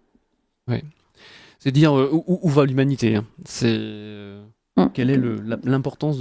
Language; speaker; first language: French; native; French